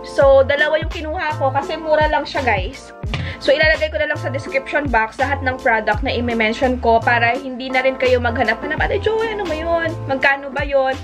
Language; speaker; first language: Filipino; native; Filipino